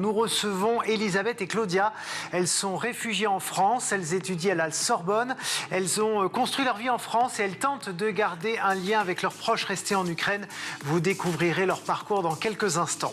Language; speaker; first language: French; native; French